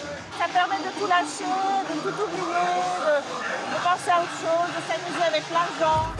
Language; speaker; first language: French; native; French